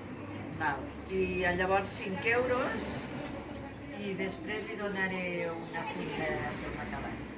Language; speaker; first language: Catalan; native; Catalan